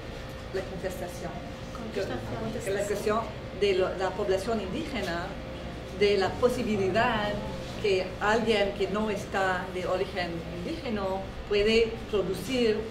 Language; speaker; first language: Spanish; non-native, fluent; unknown